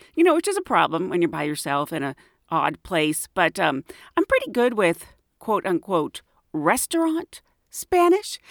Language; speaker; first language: English; native; English